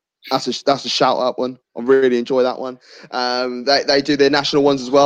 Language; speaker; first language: English; native; English